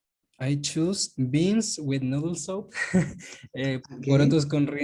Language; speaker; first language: English; non-native, learner; Spanish